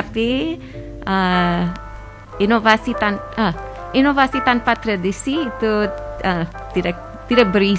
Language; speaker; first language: Indonesian; non-native, fluent; English